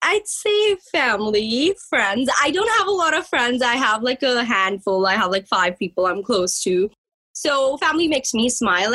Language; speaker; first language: English; early bilingual, other home language; Punjabi